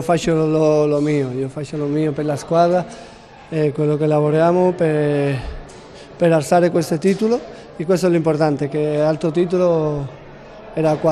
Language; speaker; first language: Italian; non-native, learner; Spanish